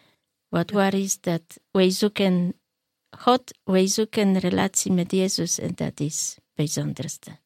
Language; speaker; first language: Dutch; non-native, learner; Polish